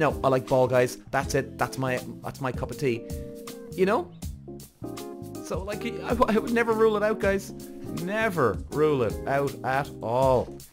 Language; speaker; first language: English; native; English